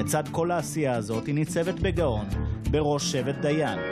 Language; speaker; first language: Hebrew; native; Hebrew